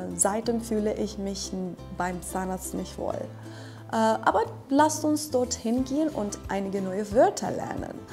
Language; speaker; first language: German; non-native, fluent; Persian